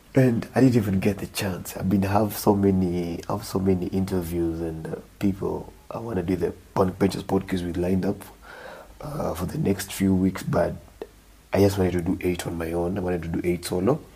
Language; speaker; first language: English; non-native, local second language; Luo (Kenya and Tanzania)